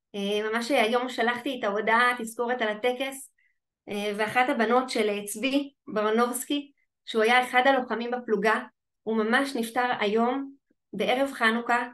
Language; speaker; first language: Hebrew; native; Hebrew